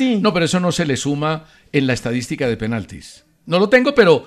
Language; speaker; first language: Spanish; native; Spanish